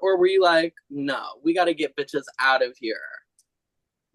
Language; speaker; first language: English; native; English